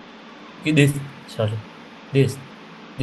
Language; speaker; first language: English; non-native, learner; Vietnamese